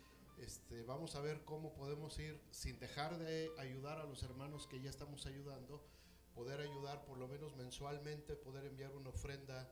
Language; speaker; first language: Spanish; native; Spanish